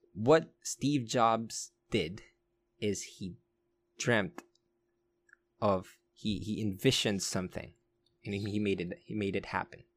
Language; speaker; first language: English; non-native, local second language; Filipino